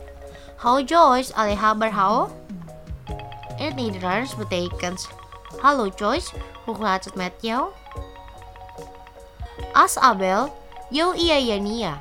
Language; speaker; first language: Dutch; non-native, learner; Indonesian